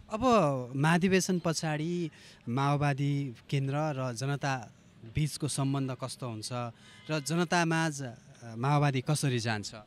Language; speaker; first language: Nepali; native; Nepali